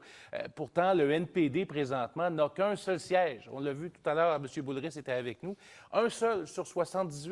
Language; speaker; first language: French; native; French